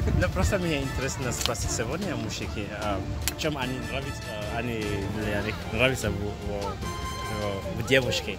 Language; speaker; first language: Russian; non-native, learner; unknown